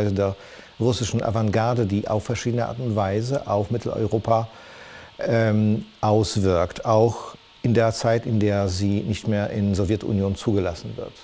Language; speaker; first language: German; non-native, fluent; Polish